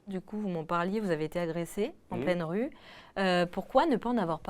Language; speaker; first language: French; native; French